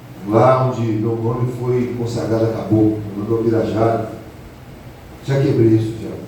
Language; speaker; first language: Portuguese; native; Portuguese